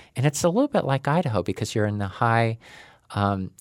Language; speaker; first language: English; native; English